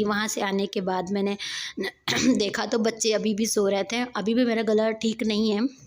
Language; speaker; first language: Hindi; native; Hindi